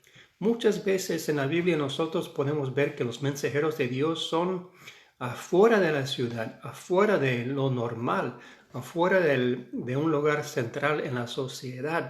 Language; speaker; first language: Spanish; non-native, fluent; English